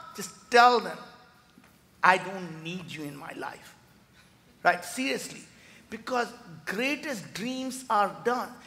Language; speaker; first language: English; non-native, local second language; Hindi